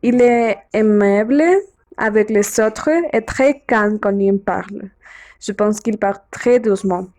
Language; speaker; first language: French; non-native, learner; Spanish